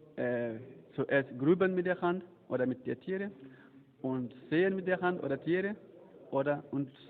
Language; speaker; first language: German; non-native, fluent; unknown